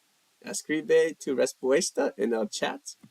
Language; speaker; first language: Spanish; non-native, learner; English